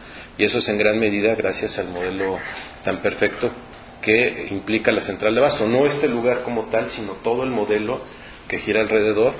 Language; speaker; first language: Spanish; native; Spanish